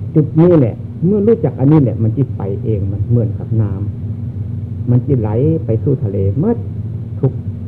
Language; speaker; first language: Thai; native; Thai